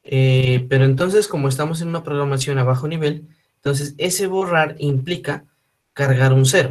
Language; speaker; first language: Spanish; native; Spanish